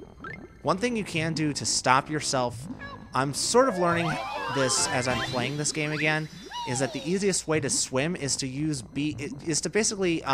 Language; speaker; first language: English; native; English